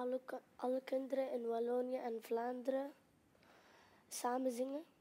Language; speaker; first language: Dutch; non-native, learner; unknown